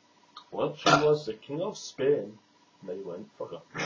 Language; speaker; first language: English; native; English